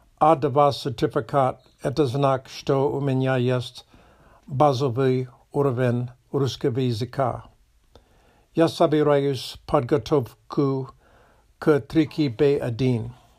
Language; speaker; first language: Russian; non-native, learner; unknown